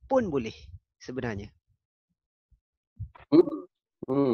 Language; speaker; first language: Malay; native; Malay